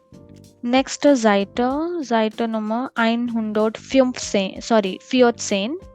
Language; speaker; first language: German; non-native, fluent; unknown